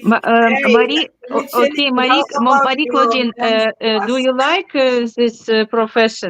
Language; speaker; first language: English; non-native, learner; Ukrainian